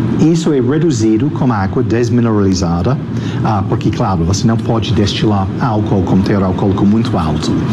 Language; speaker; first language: Portuguese; non-native, fluent; English